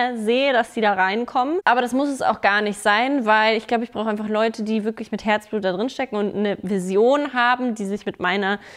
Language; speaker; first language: German; native; German